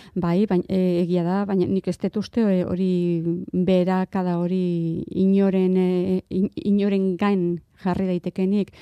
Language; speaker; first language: Basque; non-native, local second language; Spanish